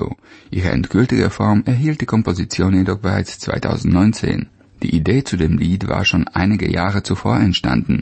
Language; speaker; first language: German; native; German